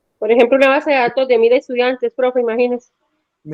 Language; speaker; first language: Spanish; native; Spanish